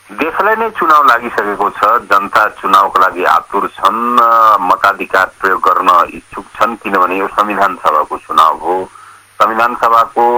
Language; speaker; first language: Nepali; non-native, local second language; Awadhi